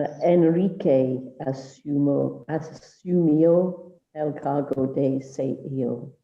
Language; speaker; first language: Spanish; non-native, learner; English